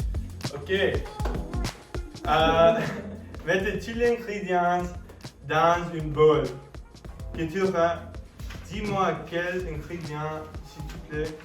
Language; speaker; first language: French; non-native, learner; English